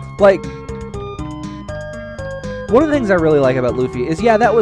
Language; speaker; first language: English; native; English